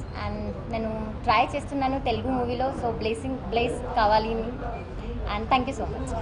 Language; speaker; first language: Telugu; non-native, learner; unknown